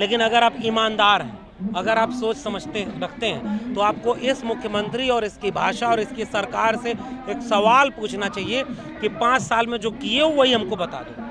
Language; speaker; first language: Hindi; native; Hindi